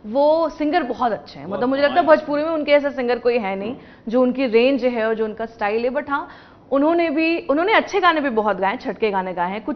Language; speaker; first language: Hindi; native; Hindi